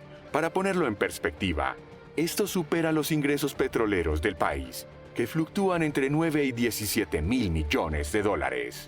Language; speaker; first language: Spanish; native; Spanish